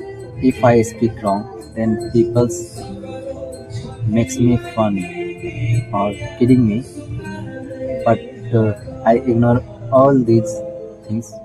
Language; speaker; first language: English; non-native, learner; Hindi